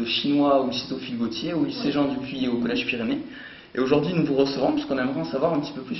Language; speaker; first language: French; native; French